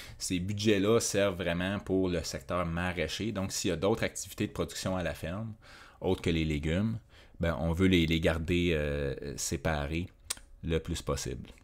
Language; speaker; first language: French; native; French